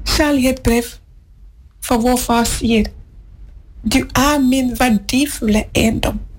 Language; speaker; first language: Norwegian; non-native, fluent; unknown